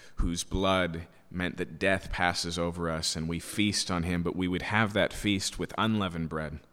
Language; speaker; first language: English; native; English